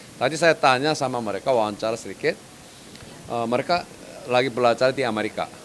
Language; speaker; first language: Indonesian; non-native, fluent; Korean